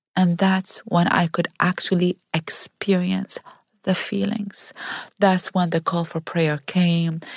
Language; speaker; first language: English; non-native, fluent; Arabic